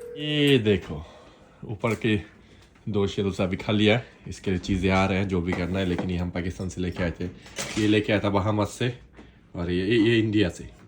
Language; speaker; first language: Urdu; non-native, fluent; Bangla